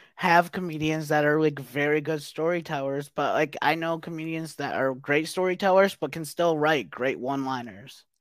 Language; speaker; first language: English; native; English